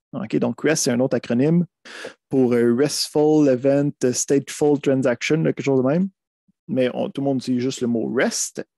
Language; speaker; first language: French; native; French